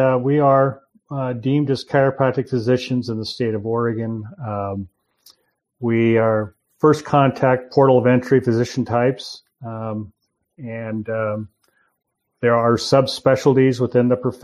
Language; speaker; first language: English; native; English